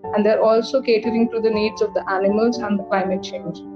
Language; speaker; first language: English; non-native, local second language; Hindi